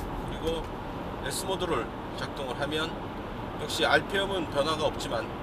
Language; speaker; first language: Korean; native; Korean